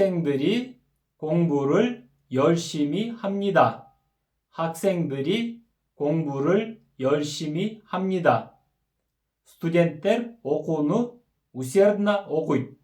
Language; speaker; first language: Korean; non-native, fluent; Kyrgyz